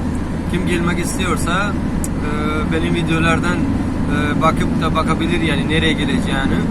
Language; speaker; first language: Turkish; non-native, learner; Urdu